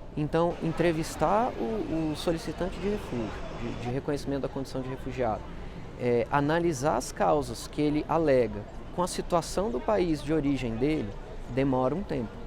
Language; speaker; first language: Portuguese; native; Portuguese